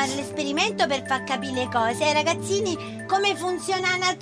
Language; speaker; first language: Italian; native; Italian